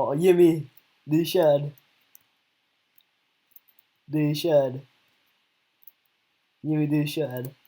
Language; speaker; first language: Swedish; early bilingual, other home language; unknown